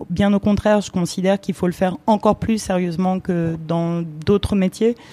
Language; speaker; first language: French; early bilingual, other home language; Romanian